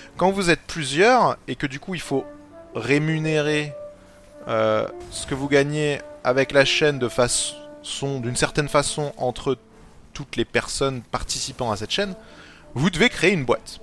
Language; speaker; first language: French; native; French